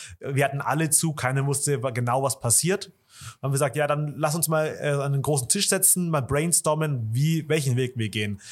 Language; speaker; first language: German; early bilingual, other home language; Vietnamese